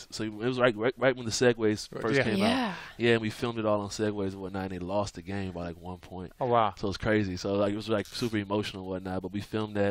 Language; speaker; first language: English; native; English